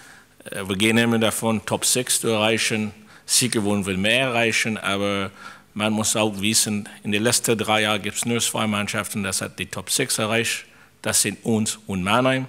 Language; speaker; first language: German; non-native, fluent; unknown